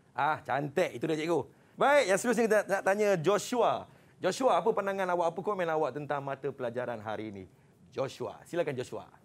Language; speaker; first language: Malay; native; Malay